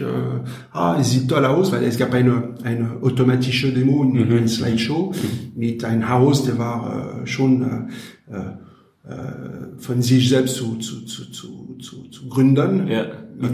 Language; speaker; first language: German; non-native, learner; French